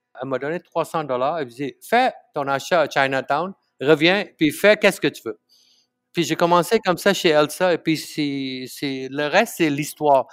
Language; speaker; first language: French; non-native, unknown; Tamil